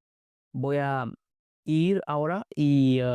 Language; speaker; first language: Spanish; non-native, learner; English